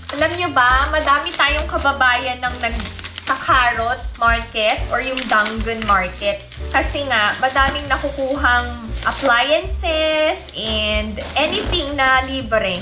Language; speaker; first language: Filipino; native; Filipino